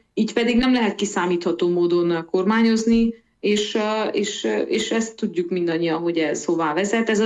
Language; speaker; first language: Hungarian; native; Hungarian